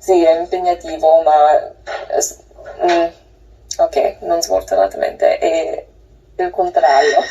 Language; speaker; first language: Italian; non-native, learner; English